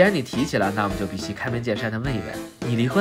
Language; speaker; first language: Chinese; native; Chinese